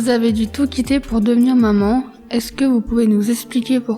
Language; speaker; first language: French; native; French